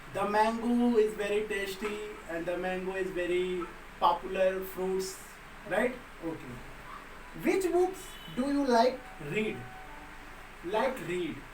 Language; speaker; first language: English; non-native, local second language; Hindi